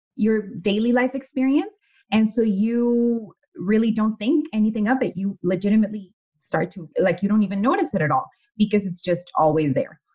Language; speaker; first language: English; non-native, fluent; Spanish